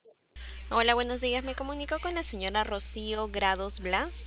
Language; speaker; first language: Spanish; native; Spanish